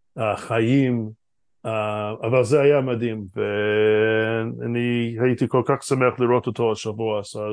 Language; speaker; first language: Hebrew; non-native, fluent; English